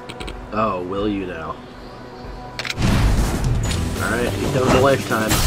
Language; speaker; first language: English; native; English